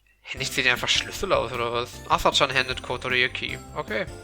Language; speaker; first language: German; native; German